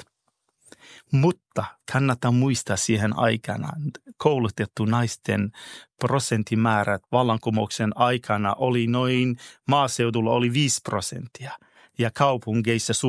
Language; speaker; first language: Finnish; non-native, fluent; Persian